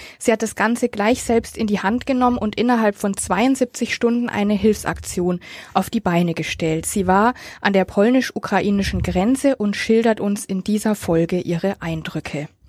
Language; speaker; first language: German; native; German